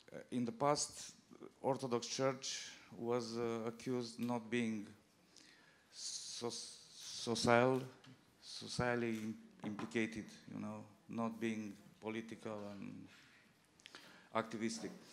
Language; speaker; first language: English; non-native, learner; Romanian